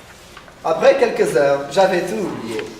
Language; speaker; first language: French; non-native, learner; Spanish